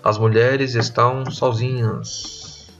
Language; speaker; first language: Portuguese; non-native, fluent; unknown